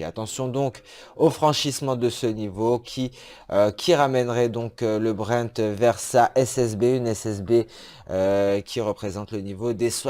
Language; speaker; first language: French; native; French